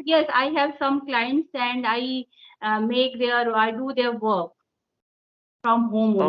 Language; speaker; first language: English; non-native, local second language; Hindi